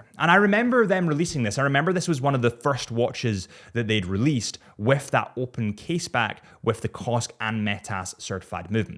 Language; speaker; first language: English; native; English